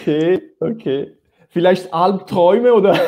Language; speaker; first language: German; non-native, fluent; Italian